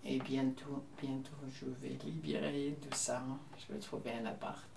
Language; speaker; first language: French; non-native, learner; Kurdish